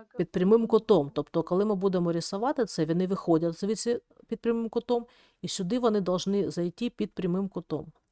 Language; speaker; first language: Ukrainian; native; Ukrainian